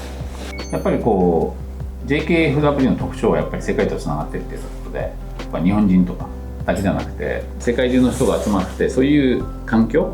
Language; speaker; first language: Japanese; native; Japanese